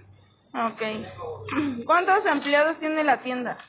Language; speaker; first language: Spanish; native; Spanish